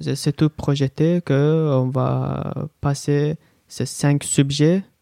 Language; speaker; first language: French; non-native, learner; Azerbaijani